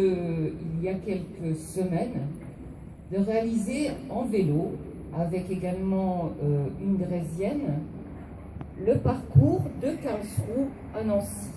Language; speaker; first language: French; native; French